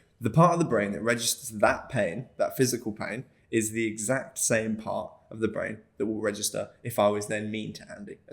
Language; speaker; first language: English; native; English